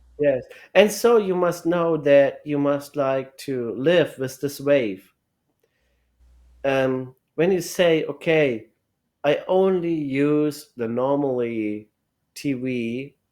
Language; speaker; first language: English; non-native, learner; German